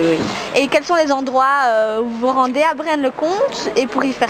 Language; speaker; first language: French; native; French